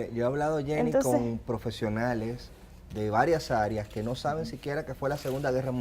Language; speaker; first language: Spanish; native; Spanish